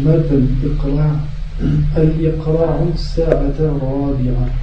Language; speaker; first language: Arabic; non-native, learner; French